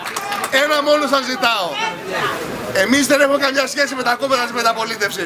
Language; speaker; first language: Greek; native; Greek